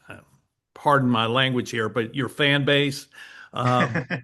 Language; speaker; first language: English; native; English